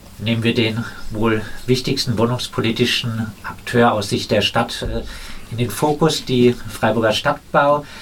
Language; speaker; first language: German; native; German